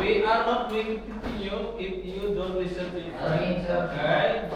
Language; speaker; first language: English; non-native, fluent; Indonesian